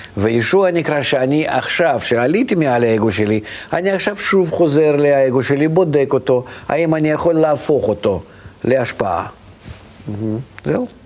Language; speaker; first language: Hebrew; non-native, fluent; Russian